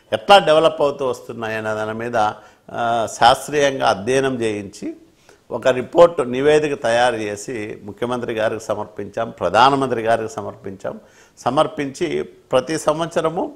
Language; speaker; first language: Telugu; native; Telugu